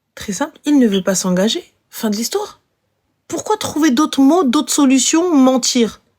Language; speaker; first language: French; native; French